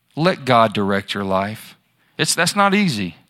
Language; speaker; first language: English; native; English